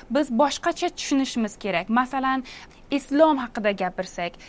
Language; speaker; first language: Uzbek; non-native, fluent; English